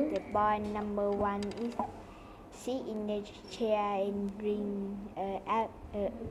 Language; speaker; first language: English; non-native, learner; Vietnamese